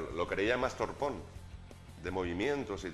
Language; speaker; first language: Spanish; native; Spanish